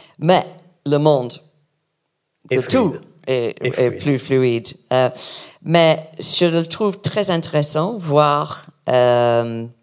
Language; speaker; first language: French; non-native, learner; English